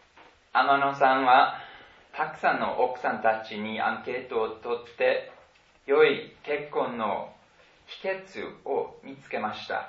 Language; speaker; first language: Japanese; non-native, fluent; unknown